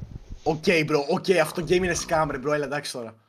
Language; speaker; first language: Greek; native; Greek